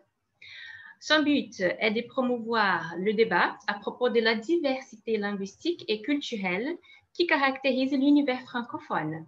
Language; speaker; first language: French; non-native, fluent; Portuguese